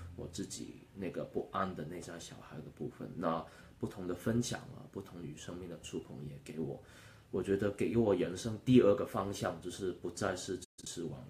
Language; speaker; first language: Chinese; non-native, local second language; Cantonese